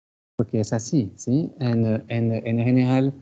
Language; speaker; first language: Spanish; non-native, fluent; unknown